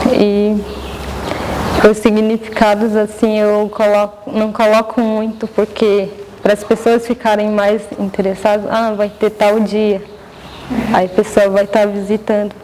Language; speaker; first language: Portuguese; non-native, local second language; Guarani